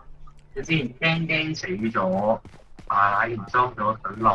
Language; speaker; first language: Chinese; native; Chinese